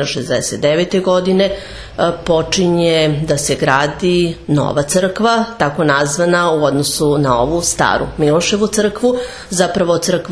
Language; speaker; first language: Serbian; native; Serbian